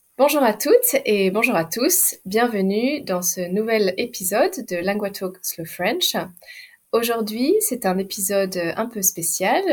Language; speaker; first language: French; native; French